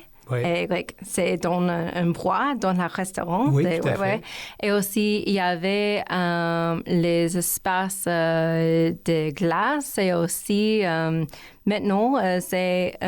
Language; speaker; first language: French; non-native, learner; English